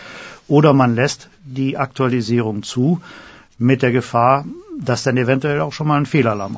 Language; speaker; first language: German; native; German